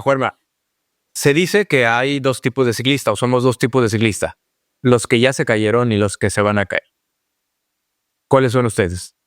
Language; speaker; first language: Spanish; native; Spanish